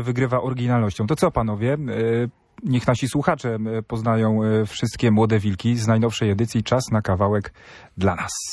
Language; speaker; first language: Polish; native; Polish